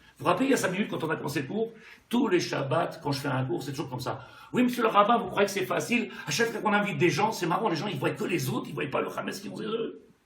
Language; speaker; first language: French; native; French